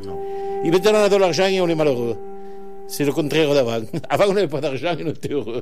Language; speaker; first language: French; native; French